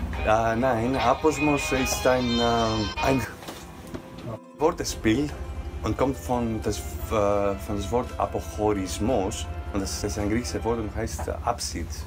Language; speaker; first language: German; non-native, fluent; Greek